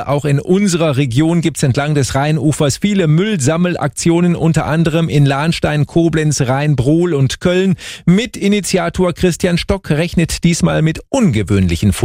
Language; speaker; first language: German; native; German